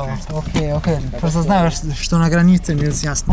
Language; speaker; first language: Russian; non-native, learner; Italian